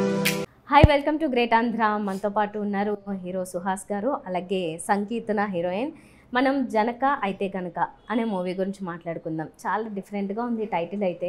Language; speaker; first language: Telugu; native; Telugu